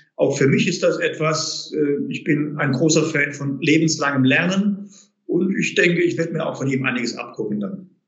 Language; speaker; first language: German; native; German